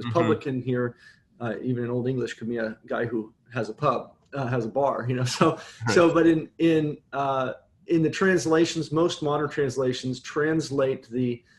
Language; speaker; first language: English; native; English